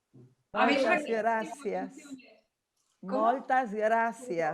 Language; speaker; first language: Catalan; non-native, fluent; Spanish